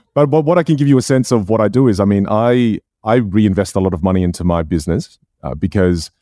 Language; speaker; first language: English; non-native, local second language; Chinese